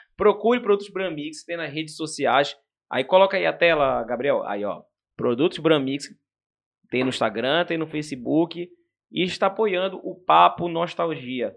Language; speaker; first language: Portuguese; native; Portuguese